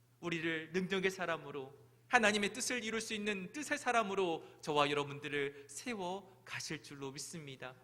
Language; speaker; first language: Korean; native; Korean